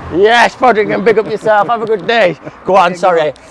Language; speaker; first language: English; native; English